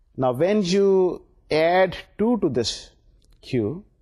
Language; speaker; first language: English; non-native, local second language; Urdu